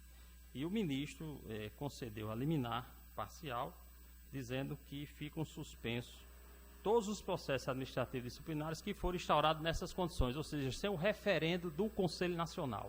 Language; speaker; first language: Portuguese; native; Portuguese